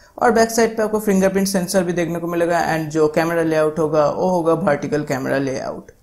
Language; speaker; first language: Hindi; non-native, local second language; Bangla